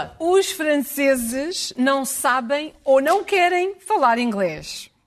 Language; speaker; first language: Portuguese; early bilingual, heritage; English